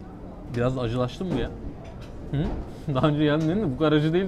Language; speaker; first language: Turkish; native; Turkish